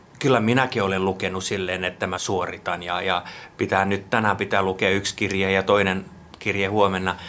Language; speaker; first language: Finnish; non-native, local second language; Swedish